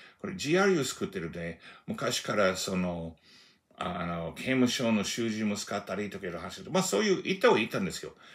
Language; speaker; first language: Japanese; non-native, fluent; English